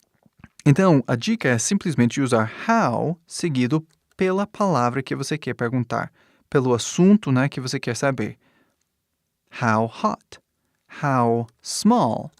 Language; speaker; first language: Portuguese; non-native, fluent; English